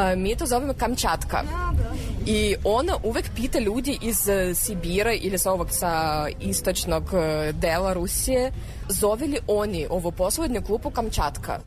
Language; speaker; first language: Serbian; non-native, fluent; Russian